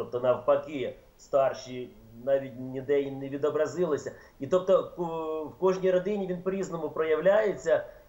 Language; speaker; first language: Ukrainian; native; Ukrainian